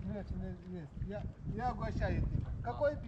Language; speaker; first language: Russian; non-native, learner; Uzbek